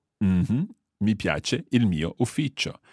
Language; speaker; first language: Italian; non-native, fluent; English